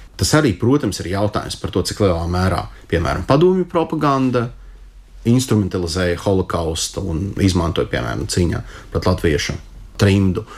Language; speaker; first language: Latvian; non-native, local second language; Russian